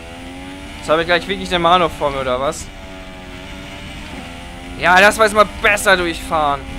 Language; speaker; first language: German; native; German